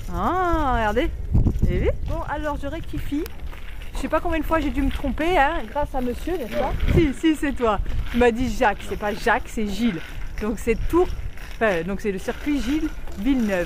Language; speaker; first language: French; native; French